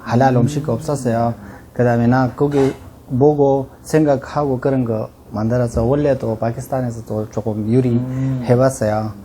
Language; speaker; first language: Korean; non-native, learner; Urdu